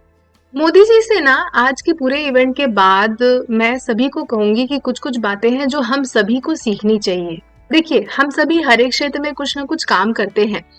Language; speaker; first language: Hindi; native; Hindi